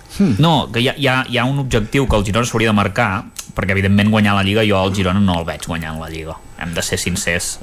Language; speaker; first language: Catalan; native; Catalan